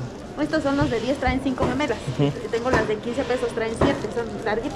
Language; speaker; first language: Spanish; native; Spanish